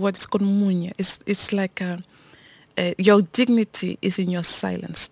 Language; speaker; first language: English; non-native, local second language; French